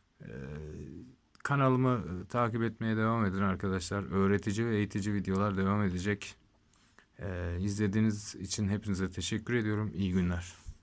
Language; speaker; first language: Turkish; native; Turkish